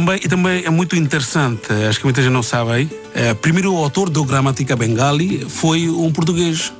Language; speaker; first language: Portuguese; non-native, learner; Bangla